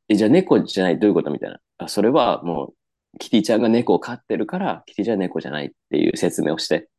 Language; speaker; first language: Japanese; native; Japanese